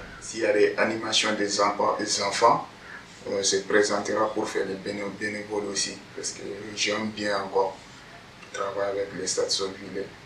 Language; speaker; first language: French; non-native, learner; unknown